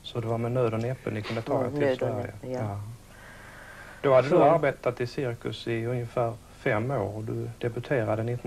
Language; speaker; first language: Swedish; native; Swedish